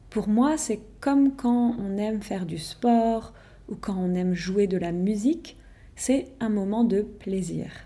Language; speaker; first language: French; native; French